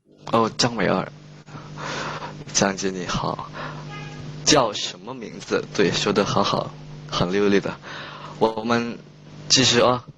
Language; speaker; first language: Chinese; non-native, fluent; Indonesian